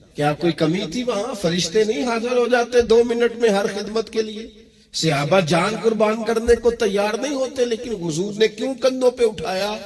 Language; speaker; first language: Urdu; non-native, local second language; Punjabi